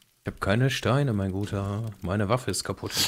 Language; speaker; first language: German; native; German